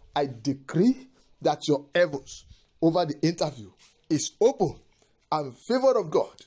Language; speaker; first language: English; non-native, local second language; Yoruba